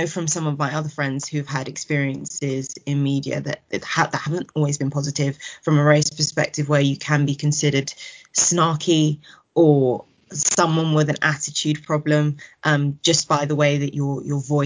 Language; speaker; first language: English; native; English